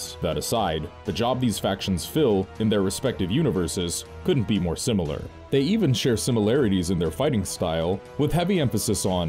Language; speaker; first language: English; native; English